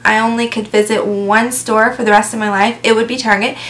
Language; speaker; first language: English; native; English